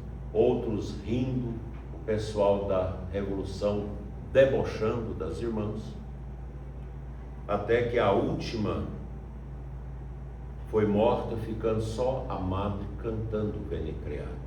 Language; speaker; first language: Portuguese; native; Portuguese